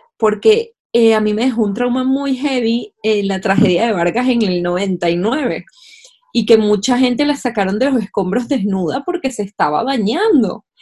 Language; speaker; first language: Spanish; native; Spanish